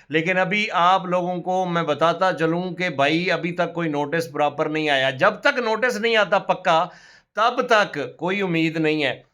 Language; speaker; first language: Urdu; non-native, local second language; Punjabi